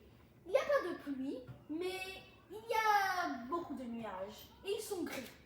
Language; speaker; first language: French; non-native, local second language; Arabic